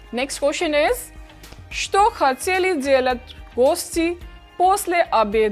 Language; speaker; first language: Russian; non-native, fluent; English